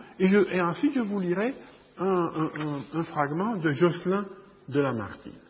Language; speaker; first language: French; non-native, fluent; Romanian